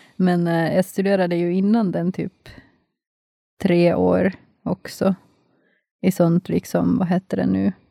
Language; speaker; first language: Swedish; non-native, local second language; Finnish